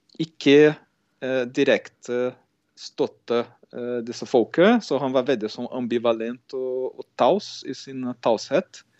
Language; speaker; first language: Norwegian; non-native, fluent; Portuguese